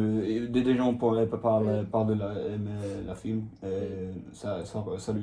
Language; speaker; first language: French; non-native, learner; Swedish